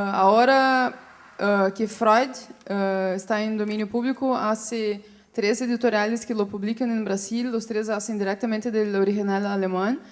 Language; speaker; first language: Spanish; non-native, fluent; Portuguese